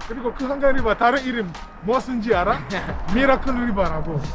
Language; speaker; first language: Korean; non-native, learner; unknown